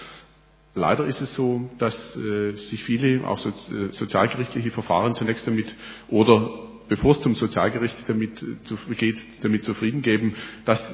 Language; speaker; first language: German; native; German